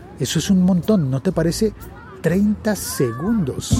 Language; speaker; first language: Spanish; native; Spanish